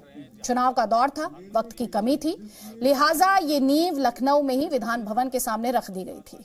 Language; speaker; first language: Hindi; native; Hindi